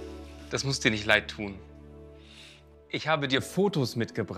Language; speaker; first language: German; native; German